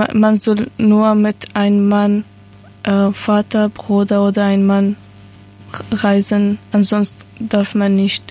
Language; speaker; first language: German; non-native, learner; Persian